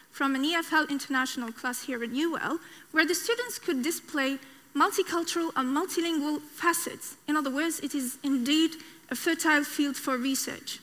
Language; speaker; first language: English; non-native, fluent; Arabic